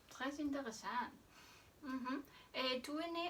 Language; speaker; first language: French; non-native, learner; Spanish